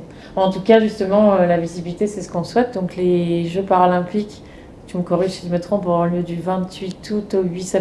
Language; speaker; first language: French; native; French